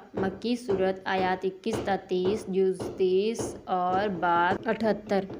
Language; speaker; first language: English; non-native, local second language; Urdu